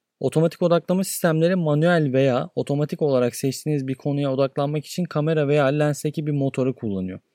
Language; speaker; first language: Turkish; native; Turkish